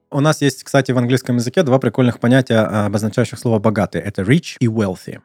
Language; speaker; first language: Russian; native; Russian